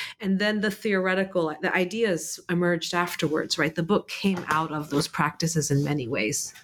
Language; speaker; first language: English; early bilingual, other home language; Arabic